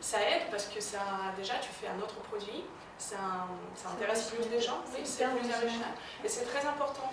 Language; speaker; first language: French; non-native, fluent; Russian